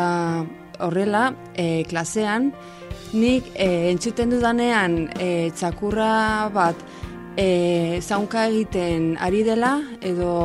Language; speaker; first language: Basque; non-native, local second language; Spanish